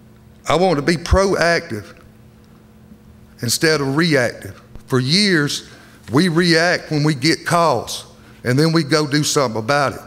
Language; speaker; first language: English; native; English